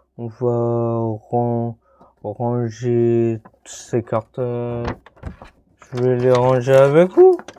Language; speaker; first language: French; native; French